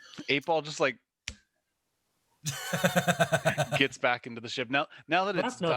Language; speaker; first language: English; native; English